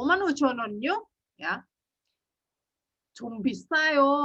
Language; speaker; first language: Korean; non-native, fluent; Indonesian